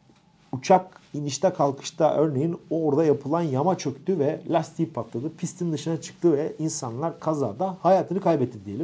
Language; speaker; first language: Turkish; native; Turkish